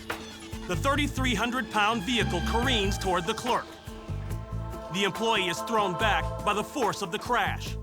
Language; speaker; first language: English; native; English